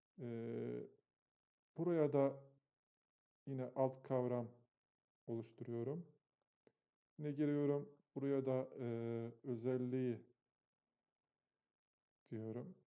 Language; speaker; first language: Turkish; native; Turkish